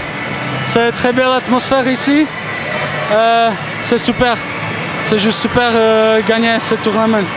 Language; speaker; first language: French; non-native, learner; Czech